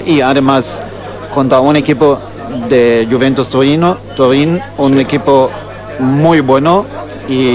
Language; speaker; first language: Spanish; non-native, fluent; German